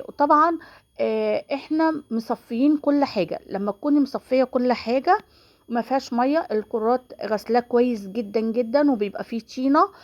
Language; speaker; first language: Arabic; native; Arabic